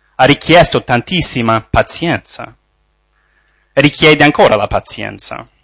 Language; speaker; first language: Italian; non-native, fluent; English